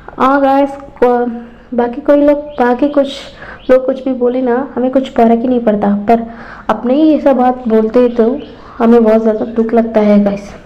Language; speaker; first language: Hindi; non-native, local second language; Tamil